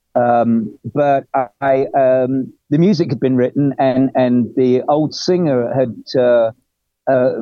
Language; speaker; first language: English; native; English